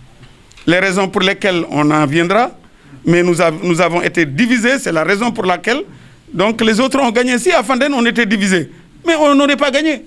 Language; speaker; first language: French; non-native, local second language; Wolof